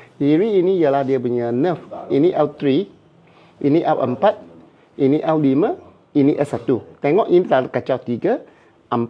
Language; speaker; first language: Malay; non-native, local second language; Cantonese